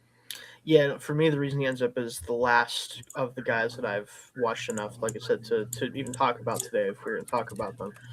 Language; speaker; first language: English; native; English